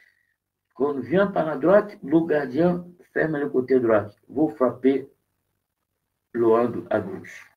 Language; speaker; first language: French; non-native, learner; Portuguese